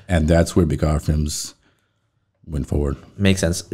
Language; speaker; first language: English; native; English